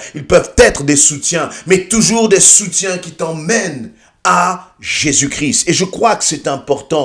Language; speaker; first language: French; native; French